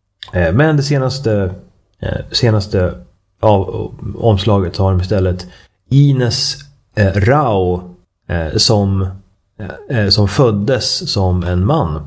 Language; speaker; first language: Swedish; native; Swedish